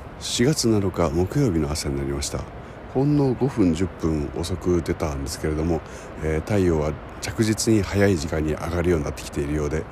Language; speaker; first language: Japanese; native; Japanese